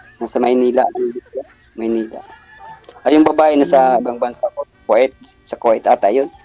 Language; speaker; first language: Filipino; non-native, local second language; Cebuano